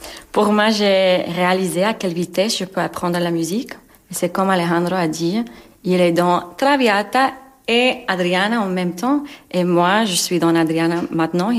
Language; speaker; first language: French; non-native, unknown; English